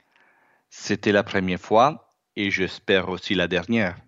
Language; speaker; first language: French; non-native, fluent; Italian